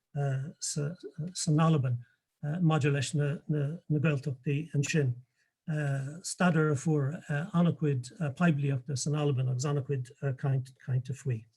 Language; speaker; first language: Irish; native; Irish